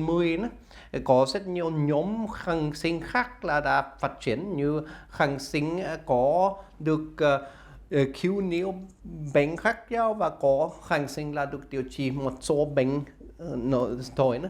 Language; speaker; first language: Vietnamese; non-native, learner; Swedish